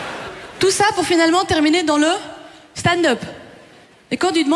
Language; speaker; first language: French; early bilingual, other home language; Persian